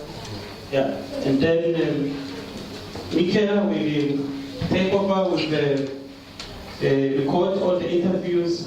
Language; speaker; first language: English; non-native, fluent; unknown